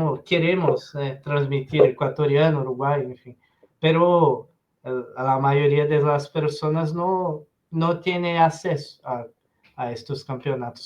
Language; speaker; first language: Spanish; non-native, learner; Portuguese